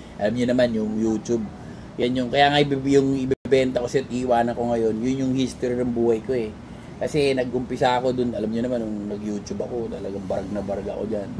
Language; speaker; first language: Filipino; native; Filipino